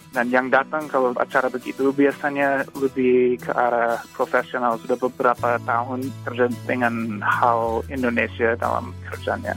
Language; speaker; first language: Indonesian; non-native, fluent; English